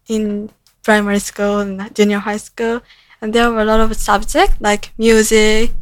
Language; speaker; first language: English; non-native, learner; Japanese